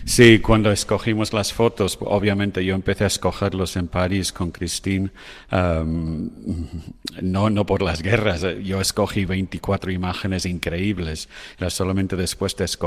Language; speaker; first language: Spanish; non-native, fluent; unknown